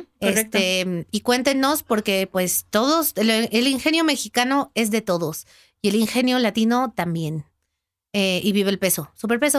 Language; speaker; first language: Spanish; native; Spanish